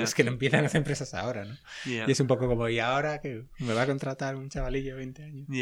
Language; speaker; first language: Spanish; native; Spanish